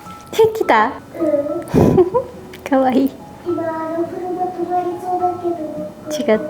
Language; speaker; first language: Japanese; native; Japanese